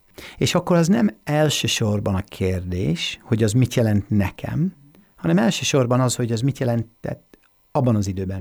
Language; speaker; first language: Hungarian; non-native, fluent; English